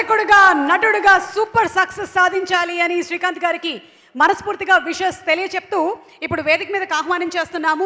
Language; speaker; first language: Telugu; native; Telugu